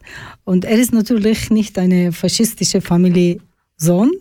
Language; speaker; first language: German; non-native, learner; Turkish